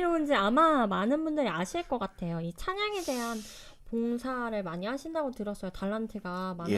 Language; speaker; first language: Korean; native; Korean